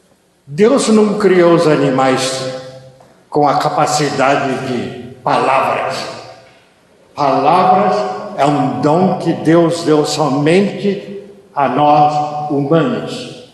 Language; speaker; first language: Portuguese; early bilingual, other home language; Japanese